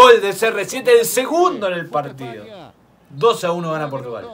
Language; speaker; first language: Spanish; native; Spanish